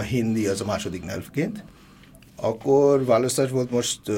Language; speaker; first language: Hungarian; non-native, fluent; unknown